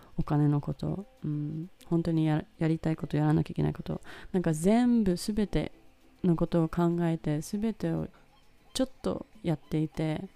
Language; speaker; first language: Japanese; early bilingual, heritage; Japanese